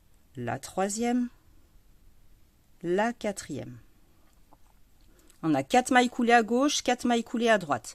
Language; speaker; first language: French; native; French